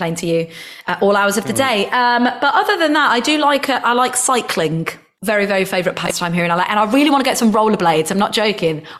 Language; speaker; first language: English; native; English